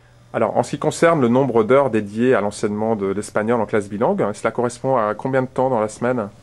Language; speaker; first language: French; native; French